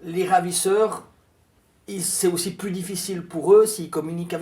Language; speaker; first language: French; native; French